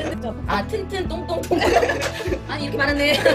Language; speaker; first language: Korean; native; Korean